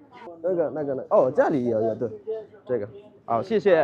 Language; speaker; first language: Chinese; non-native, learner; Bangla